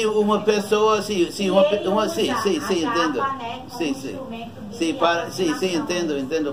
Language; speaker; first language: Portuguese; non-native, fluent; English